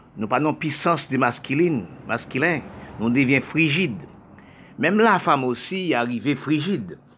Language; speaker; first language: French; non-native, local second language; Haitian Creole